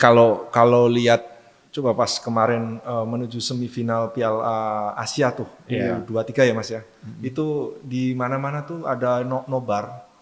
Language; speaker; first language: Indonesian; native; Indonesian